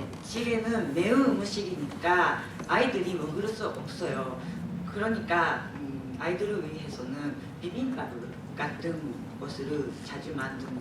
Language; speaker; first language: Korean; non-native, fluent; Japanese